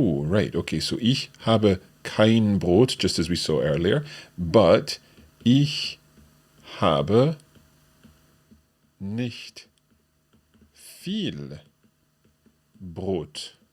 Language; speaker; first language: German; non-native, learner; English